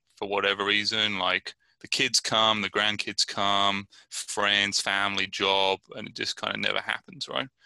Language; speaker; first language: English; native; English